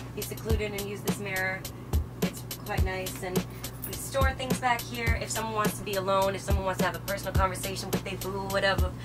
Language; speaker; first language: English; native; English